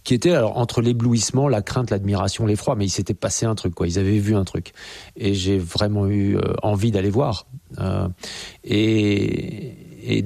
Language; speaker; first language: French; native; French